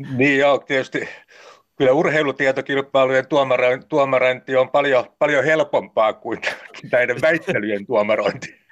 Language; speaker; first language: Finnish; native; Finnish